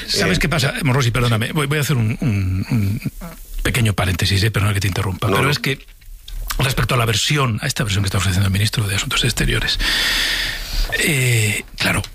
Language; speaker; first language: Spanish; native; Spanish